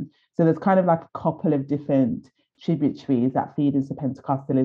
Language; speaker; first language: English; native; English